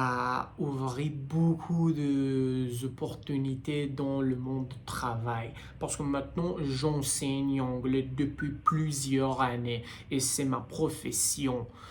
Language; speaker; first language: French; non-native, learner; Persian